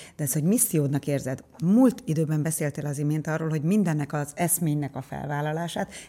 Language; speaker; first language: Hungarian; native; Hungarian